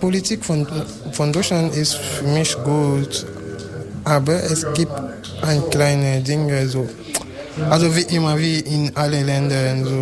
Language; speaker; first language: German; non-native, learner; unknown